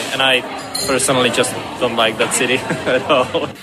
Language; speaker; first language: English; non-native, fluent; Slovak